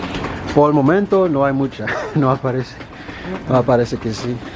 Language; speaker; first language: Spanish; non-native, learner; Haitian Creole